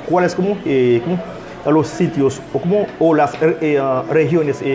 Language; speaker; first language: Spanish; non-native, fluent; Haitian Creole